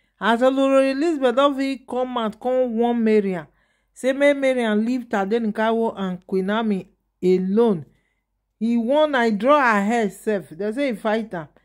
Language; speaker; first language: Nigerian Pidgin; non-native, local second language; Yoruba